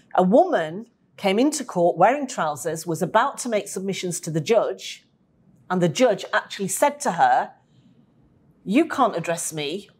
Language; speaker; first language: English; native; English